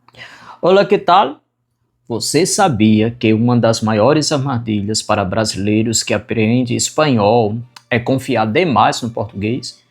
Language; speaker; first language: Portuguese; non-native, fluent; Spanish